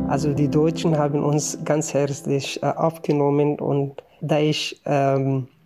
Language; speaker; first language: German; non-native, fluent; Persian